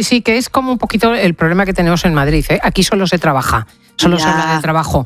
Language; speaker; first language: Spanish; native; Spanish